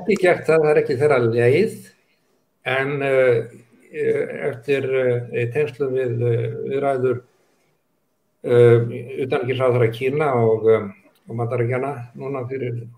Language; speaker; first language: Icelandic; native; Icelandic